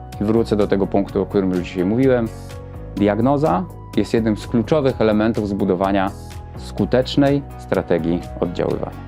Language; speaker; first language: Polish; native; Polish